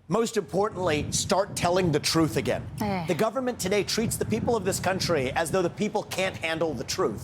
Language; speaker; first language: English; native; English